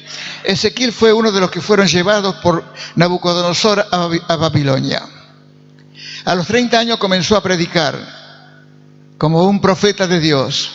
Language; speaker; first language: Spanish; native; Spanish